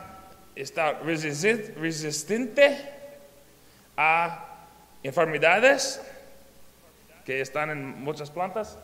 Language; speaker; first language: Spanish; non-native, learner; English